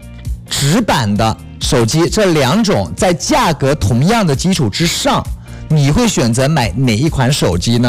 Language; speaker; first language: Chinese; native; Chinese